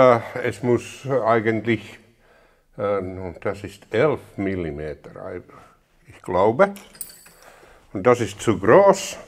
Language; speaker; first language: German; non-native, learner; Finnish